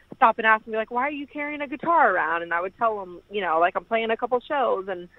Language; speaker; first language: English; native; English